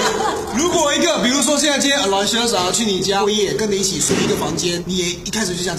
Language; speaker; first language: Chinese; native; Chinese